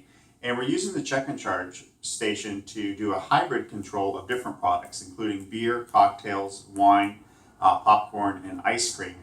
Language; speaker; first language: English; native; English